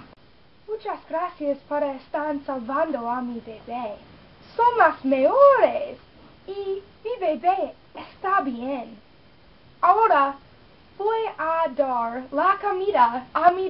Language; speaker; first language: Spanish; non-native, learner; English